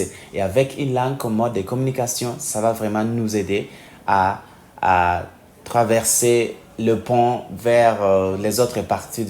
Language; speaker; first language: French; non-native, fluent; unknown